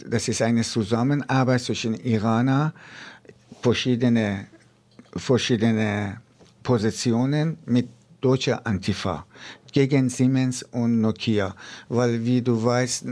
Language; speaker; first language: German; non-native, fluent; Persian